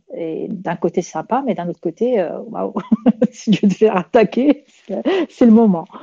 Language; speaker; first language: French; non-native, local second language; Arabic